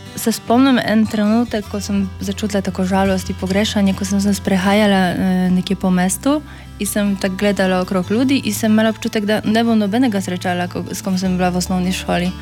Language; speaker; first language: Slovenian; non-native, fluent; Polish